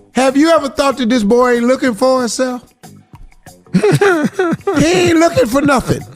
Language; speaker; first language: English; native; English